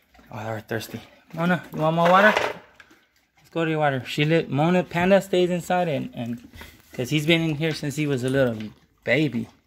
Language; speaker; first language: English; early bilingual, other home language; Spanish